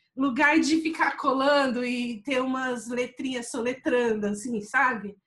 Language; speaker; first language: Portuguese; native; Portuguese